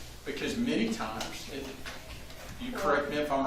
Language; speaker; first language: English; native; English